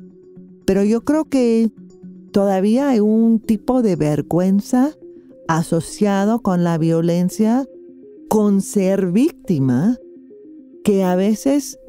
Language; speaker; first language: Spanish; non-native, fluent; English